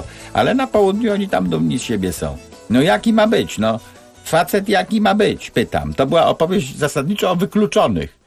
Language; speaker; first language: Polish; native; Polish